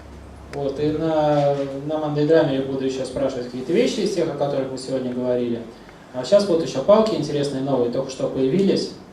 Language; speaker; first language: Russian; native; Russian